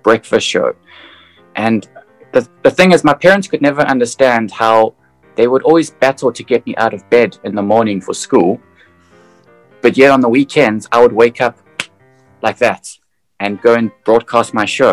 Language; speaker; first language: English; native; English